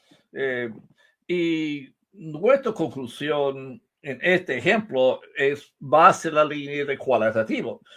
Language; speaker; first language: Spanish; non-native, fluent; English